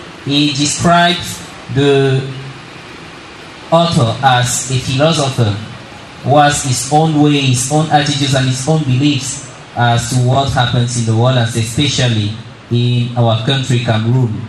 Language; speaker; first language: English; non-native, local second language; French